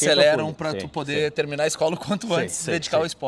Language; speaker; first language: Portuguese; native; Portuguese